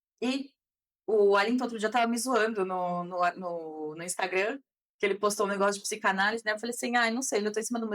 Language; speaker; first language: Portuguese; native; Portuguese